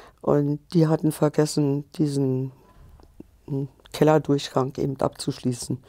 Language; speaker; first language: German; native; German